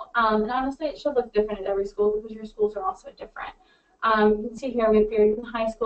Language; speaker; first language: English; native; English